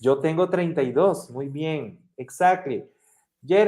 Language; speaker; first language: Spanish; non-native, fluent; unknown